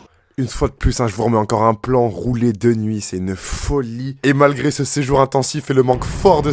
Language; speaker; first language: French; native; French